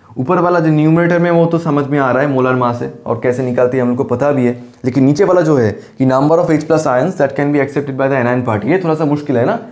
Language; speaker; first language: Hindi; non-native, local second language; Bangla